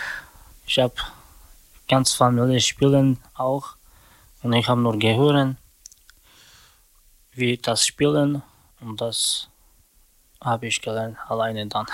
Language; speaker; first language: German; non-native, learner; Romany